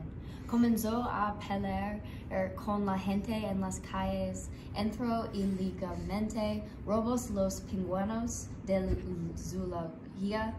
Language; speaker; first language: Spanish; non-native, learner; English